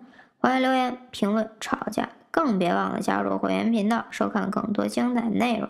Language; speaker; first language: Chinese; native; Chinese